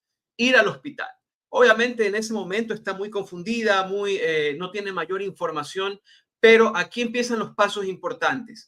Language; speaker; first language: Spanish; native; Spanish